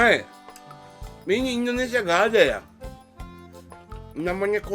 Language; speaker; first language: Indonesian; non-native, fluent; Japanese